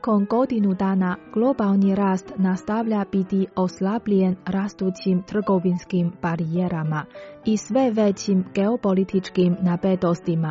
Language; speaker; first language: Croatian; native; Croatian